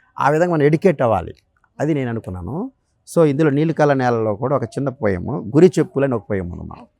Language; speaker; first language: Telugu; native; Telugu